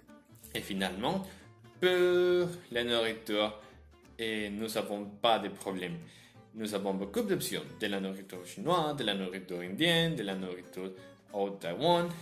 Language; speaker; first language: French; non-native, learner; Spanish